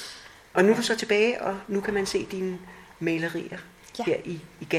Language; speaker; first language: Danish; native; Danish